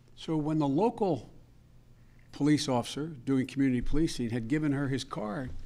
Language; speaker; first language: English; native; English